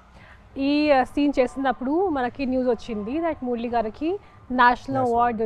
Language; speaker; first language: Telugu; non-native, fluent; Hindi